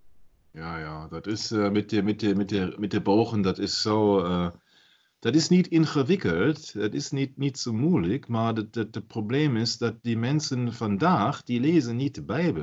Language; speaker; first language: Dutch; non-native, learner; German